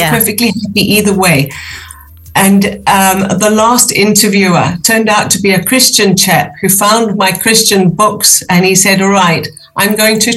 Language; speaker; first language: English; native; English